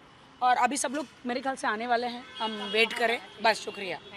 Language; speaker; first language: Hindi; native; Hindi